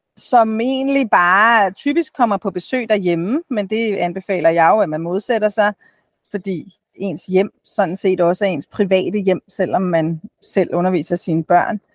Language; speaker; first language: Danish; native; Danish